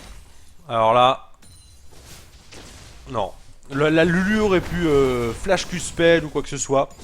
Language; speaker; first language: French; native; French